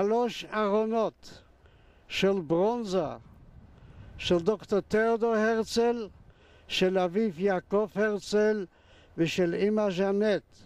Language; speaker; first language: Hebrew; non-native, fluent; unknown